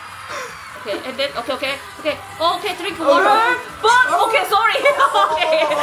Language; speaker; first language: English; non-native, learner; Korean